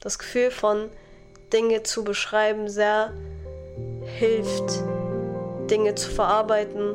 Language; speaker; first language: German; non-native, fluent; Arabic